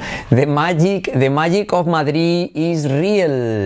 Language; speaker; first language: English; non-native, fluent; Spanish